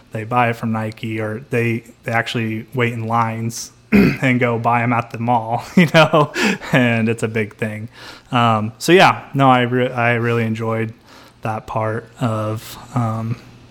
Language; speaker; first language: English; native; English